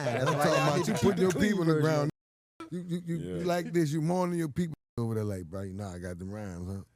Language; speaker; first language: English; native; English